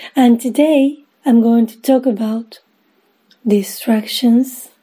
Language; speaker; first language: English; non-native, fluent; Spanish